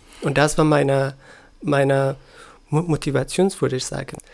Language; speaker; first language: German; non-native, learner; Persian